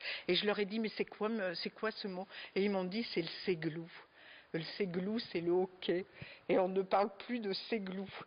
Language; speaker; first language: French; native; French